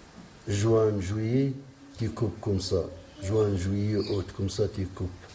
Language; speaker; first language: French; non-native, learner; Arabic